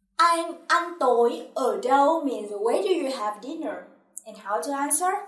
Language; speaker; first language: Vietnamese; native; Vietnamese